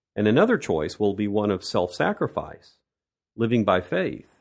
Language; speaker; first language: English; native; English